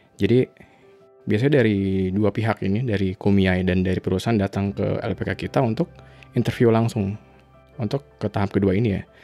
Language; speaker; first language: Indonesian; native; Indonesian